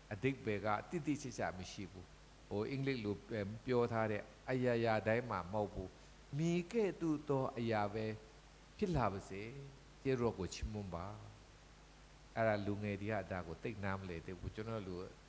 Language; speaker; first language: Burmese; non-native, local second language; Kachin